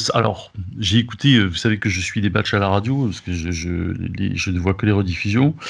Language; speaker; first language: French; native; French